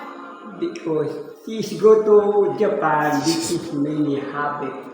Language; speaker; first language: English; non-native, learner; Filipino